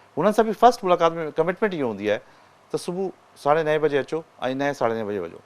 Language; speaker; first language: Sindhi; native; Sindhi